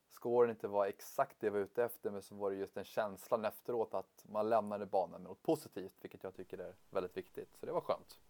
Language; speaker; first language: Swedish; native; Swedish